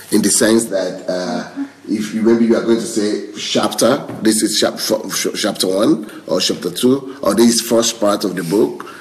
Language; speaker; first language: English; non-native, local second language; Yoruba